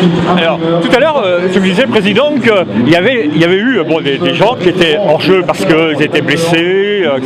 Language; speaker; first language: French; native; French